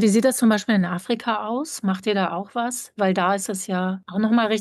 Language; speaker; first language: German; native; German